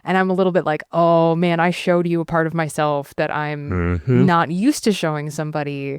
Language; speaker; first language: English; native; English